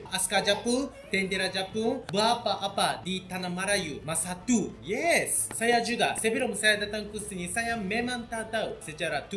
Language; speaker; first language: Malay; non-native, fluent; Japanese